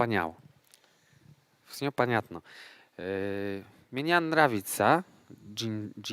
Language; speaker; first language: Russian; non-native, learner; Polish